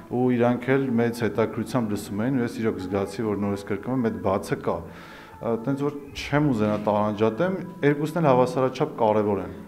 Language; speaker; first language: Armenian; native; Armenian